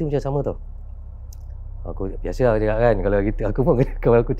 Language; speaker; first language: Malay; native; Malay